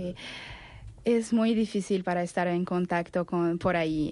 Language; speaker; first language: Spanish; non-native, learner; Arabic